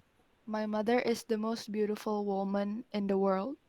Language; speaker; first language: English; non-native, learner; Indonesian